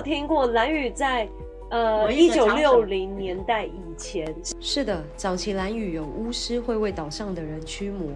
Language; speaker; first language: Chinese; native; Chinese